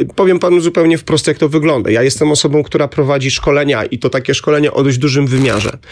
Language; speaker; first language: Polish; native; Polish